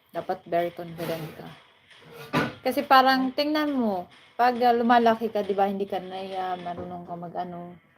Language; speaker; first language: Filipino; native; Filipino